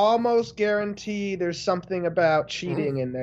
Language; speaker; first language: English; native; English